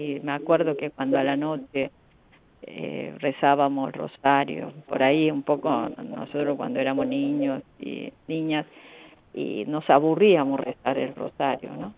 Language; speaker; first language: Spanish; non-native, fluent; Korean